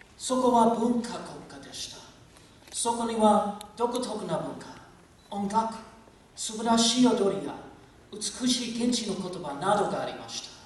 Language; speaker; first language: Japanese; non-native, fluent; English